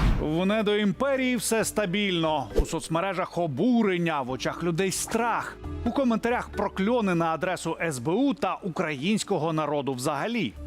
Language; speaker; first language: Ukrainian; native; Ukrainian